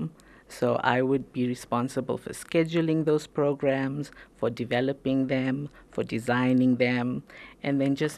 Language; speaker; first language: English; native; English